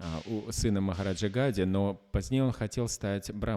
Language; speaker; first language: Russian; native; Russian